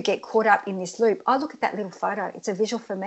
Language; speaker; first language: English; early bilingual, other home language; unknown